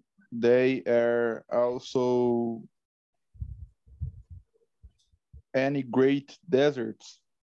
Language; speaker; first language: English; non-native, learner; Portuguese